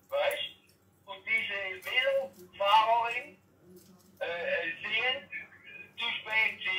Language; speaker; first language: German; non-native, learner; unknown